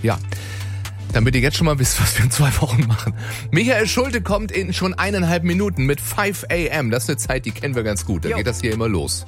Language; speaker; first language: German; native; German